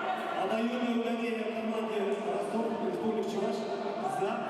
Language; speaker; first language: Russian; native; Russian